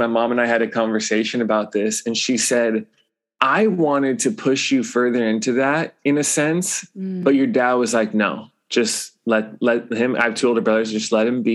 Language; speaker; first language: English; native; English